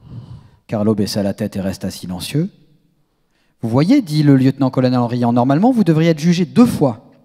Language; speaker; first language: French; native; French